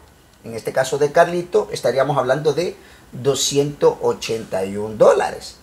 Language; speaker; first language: Spanish; native; Spanish